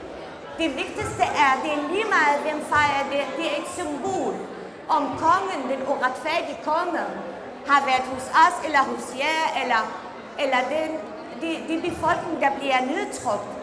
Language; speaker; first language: Danish; non-native, fluent; Central Kurdish